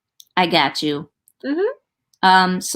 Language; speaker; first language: English; native; English